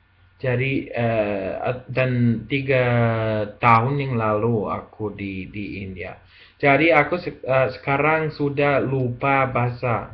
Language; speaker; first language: Indonesian; non-native, learner; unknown